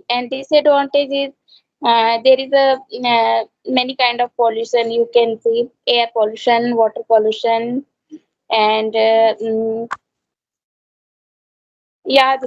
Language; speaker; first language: English; non-native, learner; Hindi